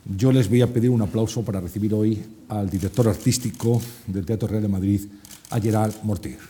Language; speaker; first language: Spanish; non-native, fluent; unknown